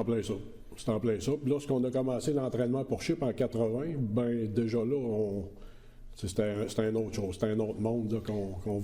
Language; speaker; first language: French; native; French